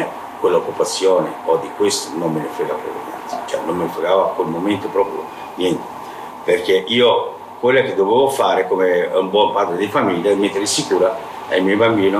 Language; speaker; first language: Italian; non-native, fluent; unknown